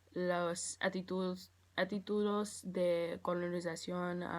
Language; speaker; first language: Spanish; non-native, learner; English